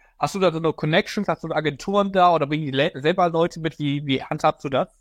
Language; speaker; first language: German; native; German